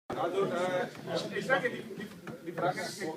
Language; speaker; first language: German; non-native, learner; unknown